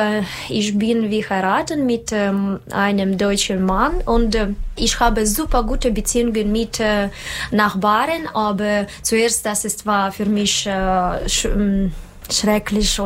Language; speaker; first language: German; non-native, learner; Russian